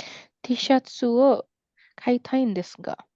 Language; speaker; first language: Japanese; non-native, learner; Indonesian